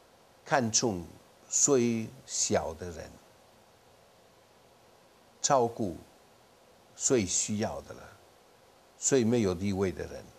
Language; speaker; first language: Chinese; non-native, fluent; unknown